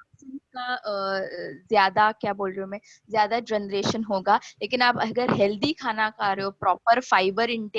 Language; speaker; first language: Hindi; non-native, local second language; Marathi